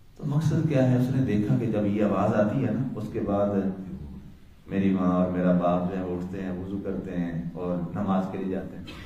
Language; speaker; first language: Urdu; native; Urdu